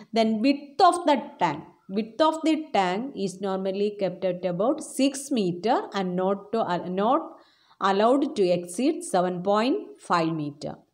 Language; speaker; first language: English; non-native, local second language; Malayalam